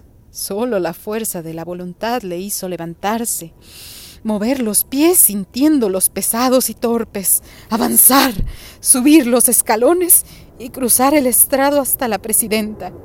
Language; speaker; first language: Spanish; native; Spanish